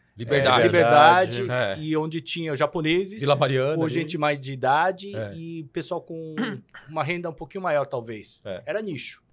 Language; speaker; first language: Portuguese; early bilingual, other home language; Korean